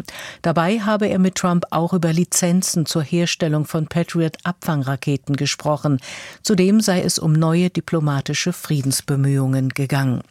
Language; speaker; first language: German; native; German